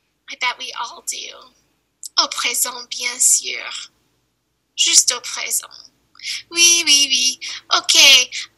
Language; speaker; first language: French; non-native, fluent; English